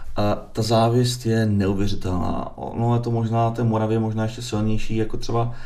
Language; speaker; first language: Czech; native; Czech